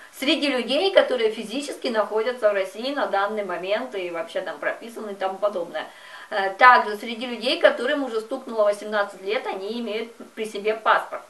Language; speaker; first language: Russian; native; Russian